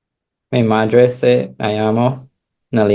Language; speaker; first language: Spanish; non-native, learner; English